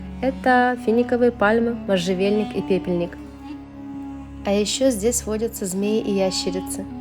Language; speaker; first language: Russian; native; Russian